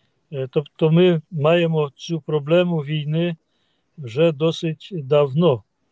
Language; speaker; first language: Ukrainian; non-native, fluent; Polish